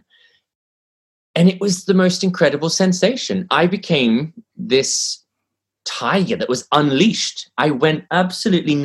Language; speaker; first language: English; native; English